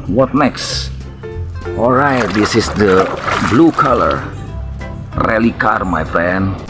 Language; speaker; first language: English; non-native, learner; Indonesian